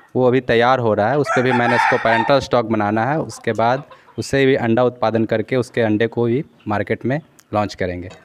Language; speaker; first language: Hindi; native; Hindi